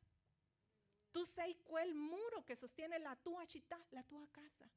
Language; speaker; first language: Italian; non-native, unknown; Portuguese